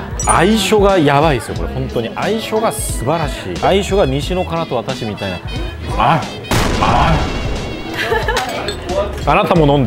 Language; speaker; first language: Japanese; non-native, fluent; Korean